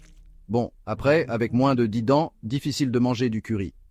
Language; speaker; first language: French; native; French